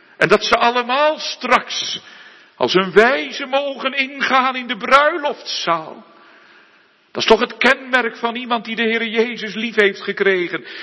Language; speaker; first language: Dutch; native; Dutch